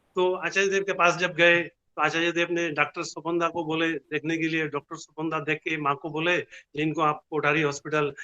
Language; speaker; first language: Hindi; non-native, local second language; Bangla